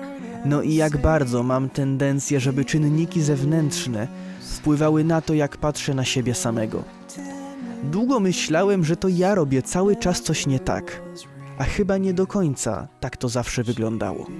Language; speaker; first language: Polish; native; Polish